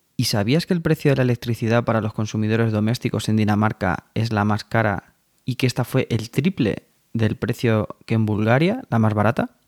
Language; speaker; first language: Spanish; native; Spanish